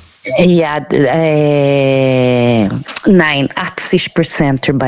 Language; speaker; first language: German; non-native, fluent; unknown